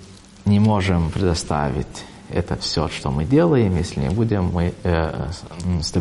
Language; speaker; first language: Russian; non-native, fluent; Lithuanian